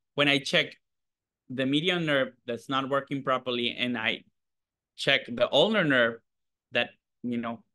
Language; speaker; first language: English; non-native, fluent; Spanish